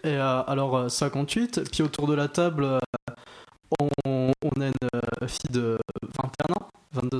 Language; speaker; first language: French; native; French